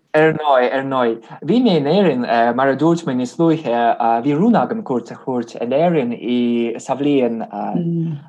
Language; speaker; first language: Irish; non-native, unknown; Russian